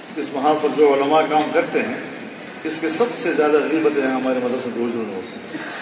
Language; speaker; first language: Urdu; non-native, local second language; Pashto